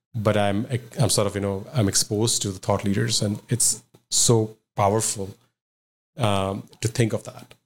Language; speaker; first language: English; non-native, local second language; Punjabi